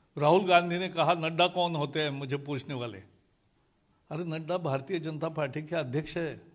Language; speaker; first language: Hindi; non-native, local second language; Marathi